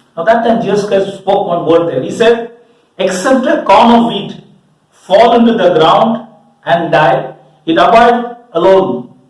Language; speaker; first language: English; non-native, local second language; Malayalam